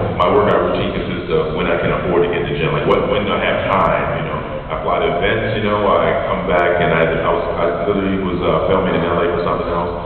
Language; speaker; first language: English; native; English